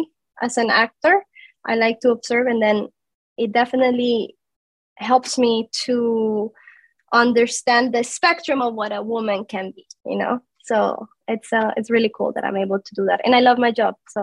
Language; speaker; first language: English; non-native, fluent; Spanish